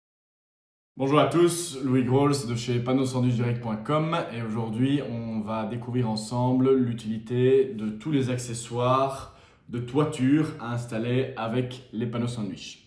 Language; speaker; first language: French; native; French